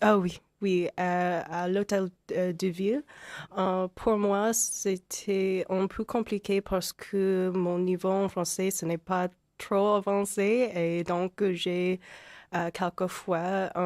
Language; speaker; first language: French; non-native, learner; English